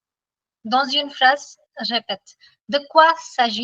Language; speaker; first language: French; non-native, fluent; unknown